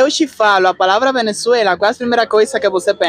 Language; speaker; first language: Portuguese; non-native, learner; Spanish